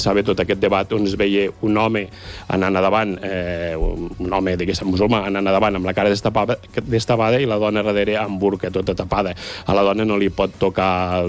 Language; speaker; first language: Catalan; native; Catalan